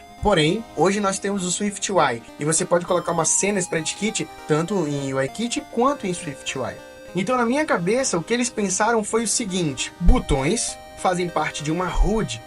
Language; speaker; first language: Portuguese; native; Portuguese